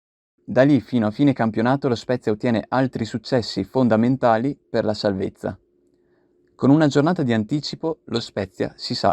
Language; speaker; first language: Italian; native; Italian